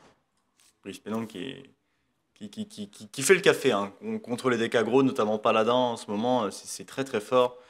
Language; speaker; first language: French; native; French